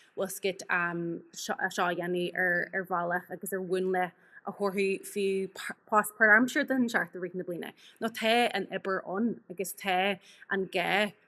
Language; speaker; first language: Irish; native; Irish